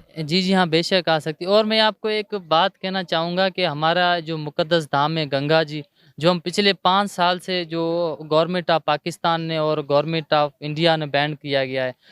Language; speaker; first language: Urdu; non-native, local second language; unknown